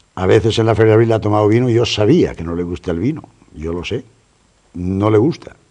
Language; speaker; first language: Spanish; native; Spanish